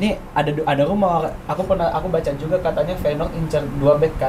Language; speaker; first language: Indonesian; native; Indonesian